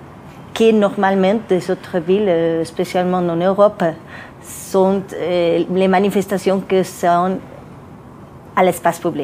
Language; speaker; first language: French; non-native, fluent; Spanish